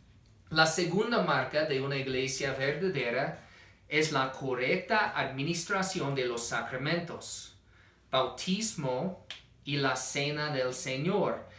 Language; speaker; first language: Spanish; non-native, fluent; English